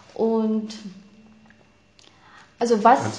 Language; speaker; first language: German; non-native, fluent; Filipino